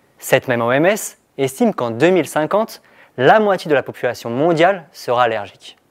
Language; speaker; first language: French; native; French